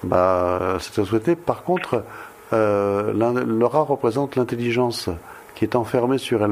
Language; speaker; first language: French; native; French